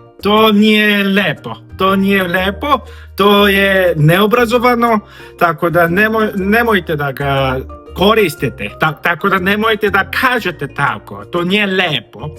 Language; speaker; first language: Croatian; non-native, fluent; Korean